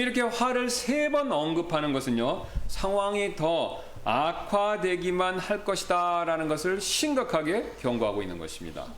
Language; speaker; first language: Korean; native; Korean